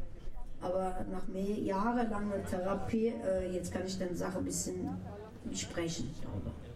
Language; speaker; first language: German; non-native, local second language; Turkish